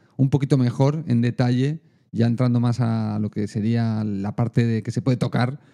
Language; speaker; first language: Spanish; native; Spanish